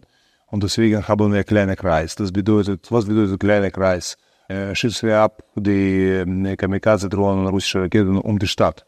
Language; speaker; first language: German; non-native, fluent; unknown